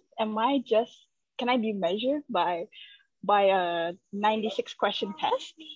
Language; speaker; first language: English; early bilingual, other home language; Indonesian